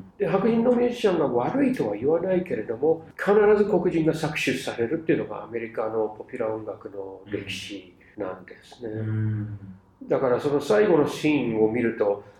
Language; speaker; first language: Japanese; non-native, fluent; English